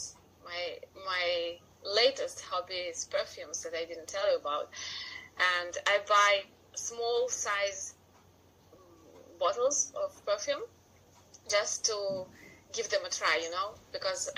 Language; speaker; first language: English; non-native, fluent; Russian